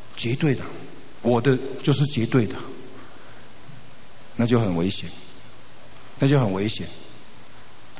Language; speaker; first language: Chinese; native; Chinese